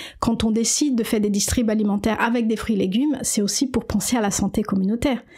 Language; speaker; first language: French; non-native, fluent; Portuguese